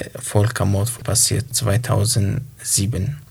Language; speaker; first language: German; non-native, learner; Kurdish